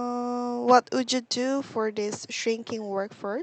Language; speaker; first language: English; non-native, learner; Korean